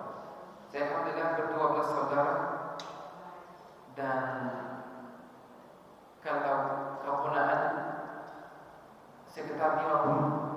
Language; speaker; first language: Indonesian; non-native, fluent; Arabic